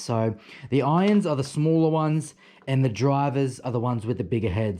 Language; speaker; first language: English; native; English